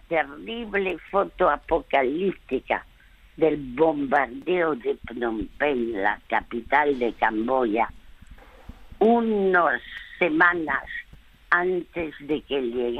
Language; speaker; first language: Spanish; early bilingual, other home language; French